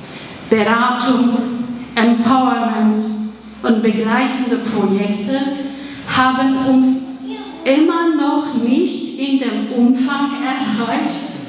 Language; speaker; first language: German; non-native, fluent; Kurdish